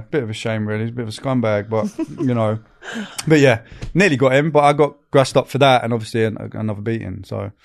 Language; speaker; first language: English; native; English